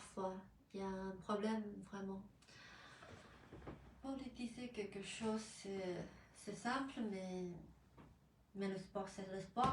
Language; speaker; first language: French; non-native, fluent; Chinese